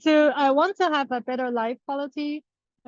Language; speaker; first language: English; non-native, learner; Chinese